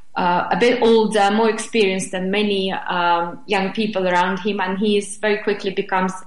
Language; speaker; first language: English; non-native, fluent; Russian